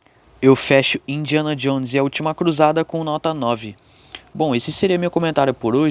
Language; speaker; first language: Portuguese; native; Portuguese